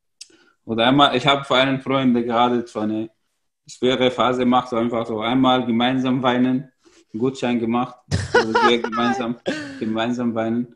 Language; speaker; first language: German; non-native, fluent; Arabic